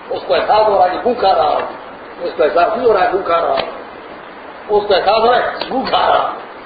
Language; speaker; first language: Urdu; non-native, local second language; Pashto